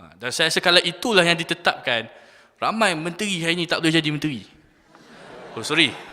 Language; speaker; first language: Malay; native; Malay